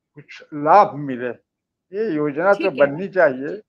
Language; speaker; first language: Hindi; native; Hindi